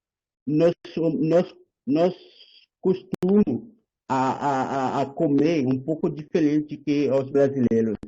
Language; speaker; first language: Portuguese; non-native, learner; Haitian Creole